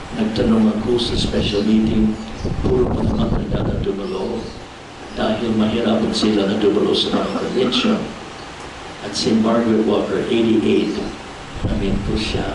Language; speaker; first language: Filipino; non-native, fluent; English